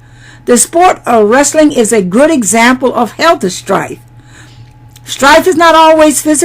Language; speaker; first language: English; native; English